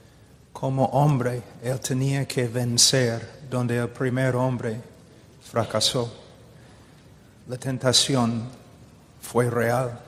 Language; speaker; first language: Spanish; non-native, fluent; English